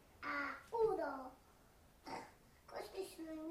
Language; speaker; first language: Italian; early bilingual, heritage; Italian